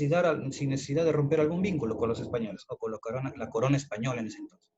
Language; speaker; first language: Spanish; native; Spanish